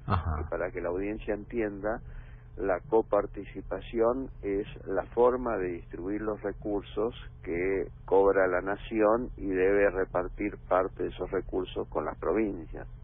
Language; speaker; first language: Spanish; native; Spanish